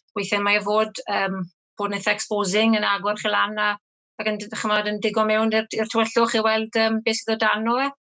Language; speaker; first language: Welsh; native; Welsh